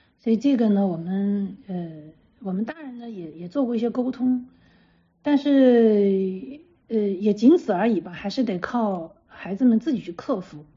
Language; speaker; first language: Chinese; native; Chinese